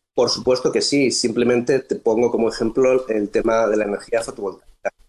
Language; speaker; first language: Spanish; native; Spanish